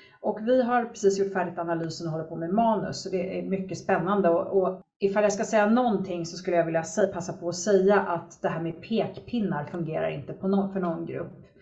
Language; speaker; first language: Swedish; native; Swedish